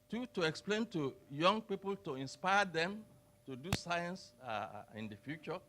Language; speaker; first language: English; non-native, local second language; Yoruba